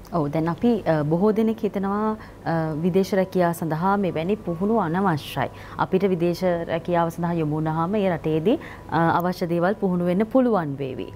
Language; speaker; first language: Sinhala; native; Sinhala